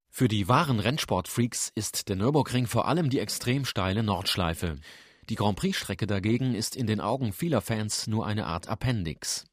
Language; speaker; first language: German; native; German